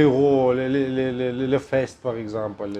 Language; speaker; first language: French; non-native, learner; Ukrainian